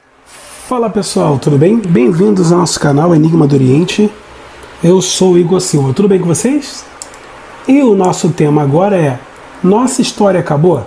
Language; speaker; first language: Portuguese; native; Portuguese